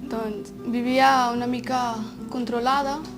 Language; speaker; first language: Catalan; non-native, fluent; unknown